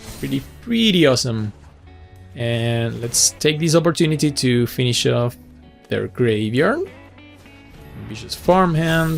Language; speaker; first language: English; non-native, fluent; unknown